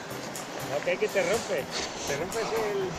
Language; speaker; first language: Spanish; native; Spanish